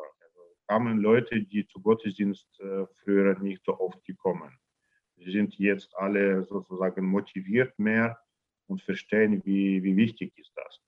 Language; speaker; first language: German; non-native, learner; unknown